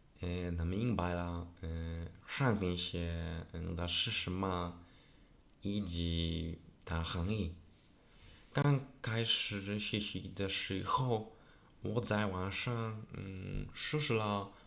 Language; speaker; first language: Chinese; non-native, learner; Polish